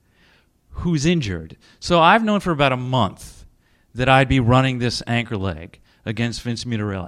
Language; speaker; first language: English; native; English